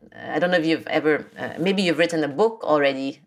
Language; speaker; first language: English; non-native, local second language; French